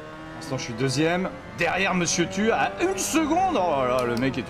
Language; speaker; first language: French; native; French